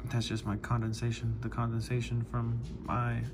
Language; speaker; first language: English; native; English